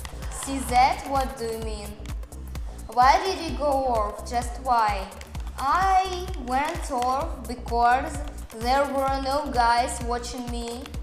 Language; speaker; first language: English; non-native, learner; Russian